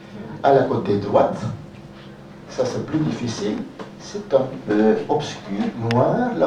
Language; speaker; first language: French; non-native, local second language; Dutch